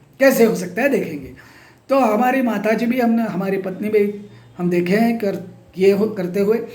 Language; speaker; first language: Hindi; non-native, local second language; Marathi